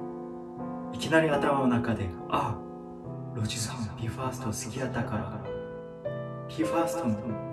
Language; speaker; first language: Japanese; non-native, fluent; Korean